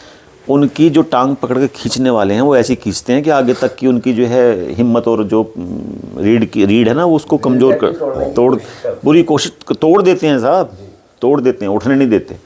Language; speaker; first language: Hindi; native; Hindi